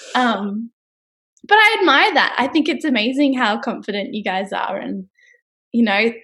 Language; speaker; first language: English; native; English